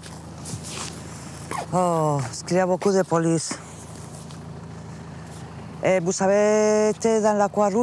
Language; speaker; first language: French; non-native, learner; Basque